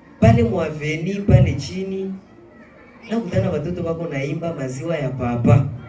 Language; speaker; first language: Swahili; native; Swahili